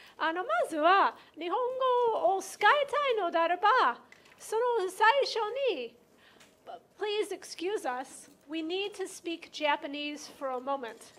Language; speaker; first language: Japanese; non-native, fluent; English